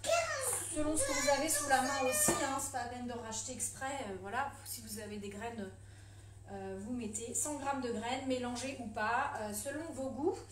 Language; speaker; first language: French; native; French